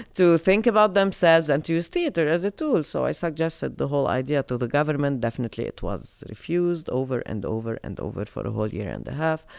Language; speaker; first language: English; non-native, fluent; Arabic